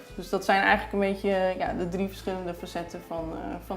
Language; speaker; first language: Dutch; native; Dutch